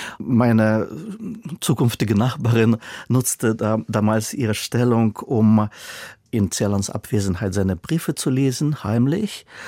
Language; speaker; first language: German; non-native, fluent; Russian